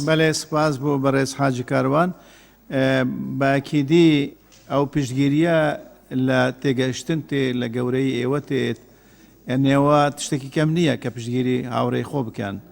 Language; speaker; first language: Central Kurdish; non-native, local second language; Kurdish